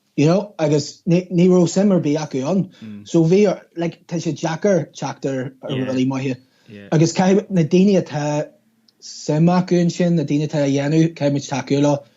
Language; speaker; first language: Irish; non-native, local second language; English